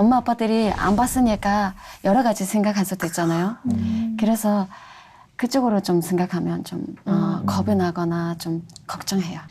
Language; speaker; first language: Korean; non-native, fluent; Mongolian